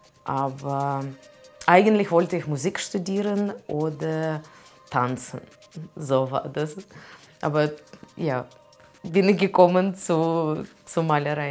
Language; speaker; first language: German; non-native, learner; Russian